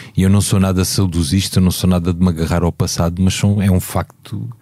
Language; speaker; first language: Portuguese; native; Portuguese